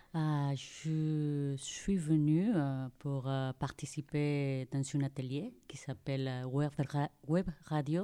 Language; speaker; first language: French; non-native, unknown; Spanish